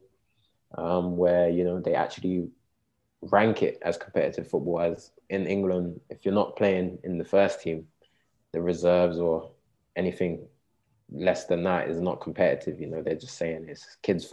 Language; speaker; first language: English; native; English